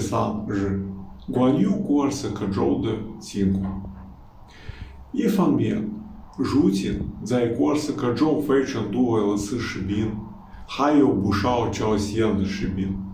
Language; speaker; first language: Chinese; non-native, fluent; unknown